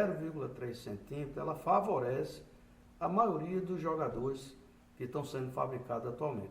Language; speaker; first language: Portuguese; native; Portuguese